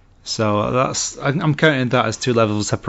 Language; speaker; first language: English; native; English